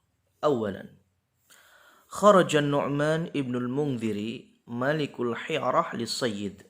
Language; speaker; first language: Arabic; non-native, fluent; Indonesian